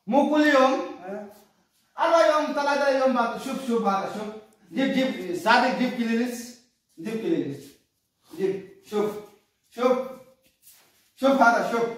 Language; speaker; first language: Arabic; non-native, learner; Hindi